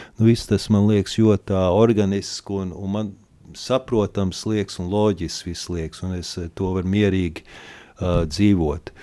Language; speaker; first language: Latvian; early bilingual, heritage; Latvian